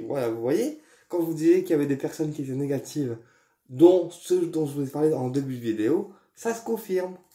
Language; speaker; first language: French; native; French